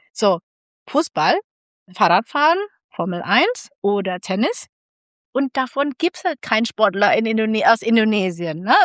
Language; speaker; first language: German; non-native, fluent; Indonesian